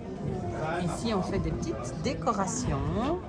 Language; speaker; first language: French; native; French